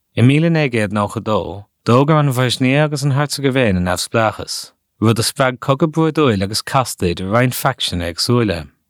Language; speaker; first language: Irish; native; Irish